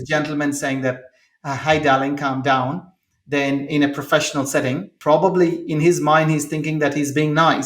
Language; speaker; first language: English; non-native, local second language; Telugu